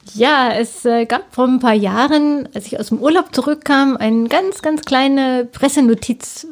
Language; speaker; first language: German; native; German